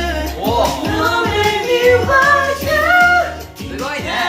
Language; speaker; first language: Japanese; native; Japanese